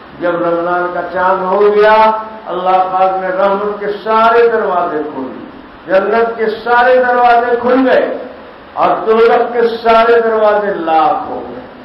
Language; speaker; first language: Urdu; native; Urdu